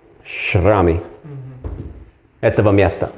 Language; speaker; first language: Russian; non-native, learner; English